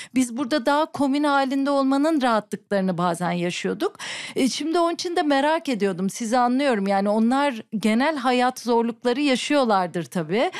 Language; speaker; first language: Turkish; native; Turkish